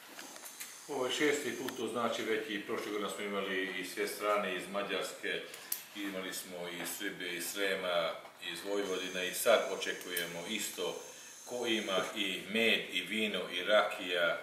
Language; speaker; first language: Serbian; non-native, local second language; Hungarian